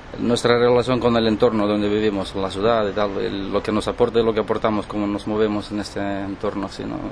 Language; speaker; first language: Spanish; non-native, fluent; Romanian